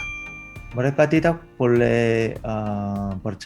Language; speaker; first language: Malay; non-native, learner; Korean